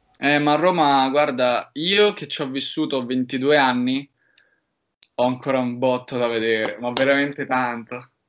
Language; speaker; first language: Italian; native; Italian